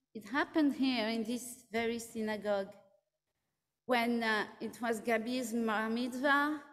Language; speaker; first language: English; non-native, fluent; French